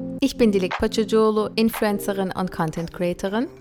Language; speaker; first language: German; early bilingual, other home language; Turkish